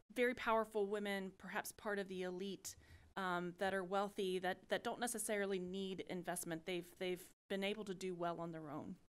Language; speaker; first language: English; native; English